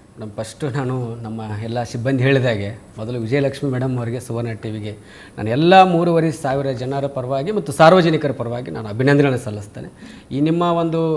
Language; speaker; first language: Kannada; native; Kannada